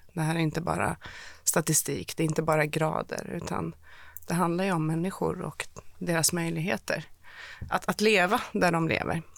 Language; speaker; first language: Swedish; early bilingual, other home language; Persian